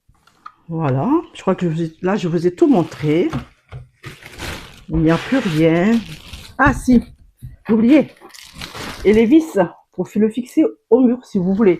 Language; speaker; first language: French; native; French